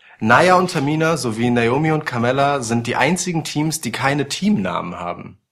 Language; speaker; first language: German; early bilingual, other home language; Polish